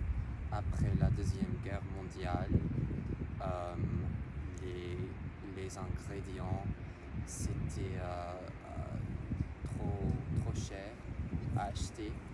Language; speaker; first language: French; non-native, learner; English